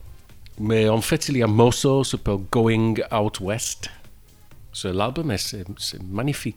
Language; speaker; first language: French; non-native, learner; English